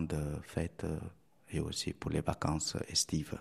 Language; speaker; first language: French; non-native, fluent; Romanian